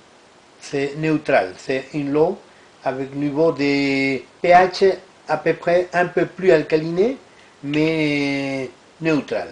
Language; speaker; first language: French; non-native, learner; Italian